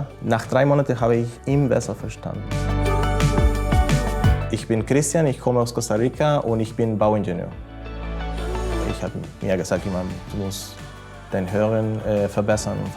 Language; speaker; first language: German; non-native, fluent; Spanish